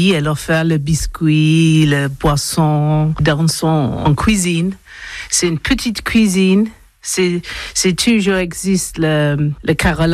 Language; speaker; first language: French; non-native, learner; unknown